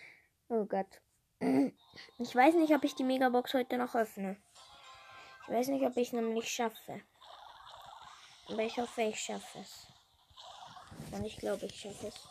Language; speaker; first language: German; native; German